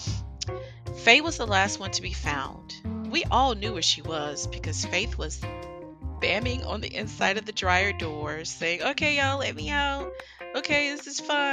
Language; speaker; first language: English; native; English